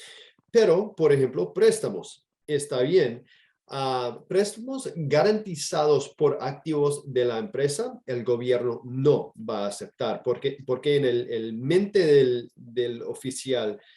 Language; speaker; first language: Spanish; non-native, fluent; English